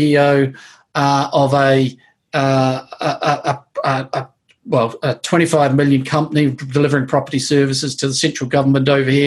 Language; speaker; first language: English; native; English